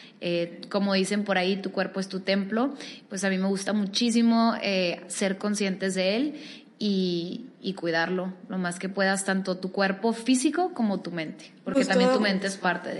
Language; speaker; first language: Spanish; native; Spanish